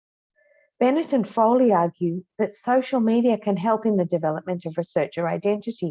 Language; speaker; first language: English; non-native, fluent; Hebrew